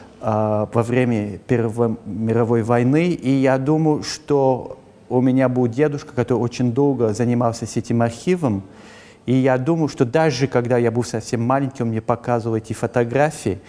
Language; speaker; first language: Russian; early bilingual, heritage; Russian